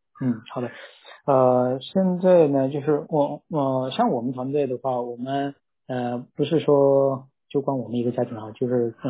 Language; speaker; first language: Chinese; non-native, local second language; Korean